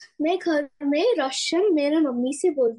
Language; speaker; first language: Hindi; early bilingual, heritage; Russian